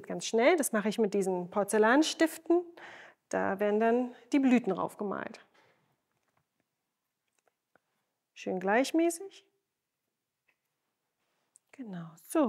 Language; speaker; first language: German; native; German